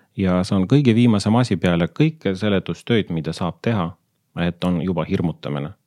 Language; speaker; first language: Estonian; non-native, local second language; Russian